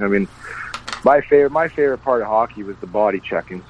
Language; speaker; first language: English; native; English